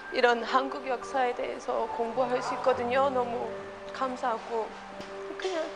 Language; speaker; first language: Korean; non-native, fluent; English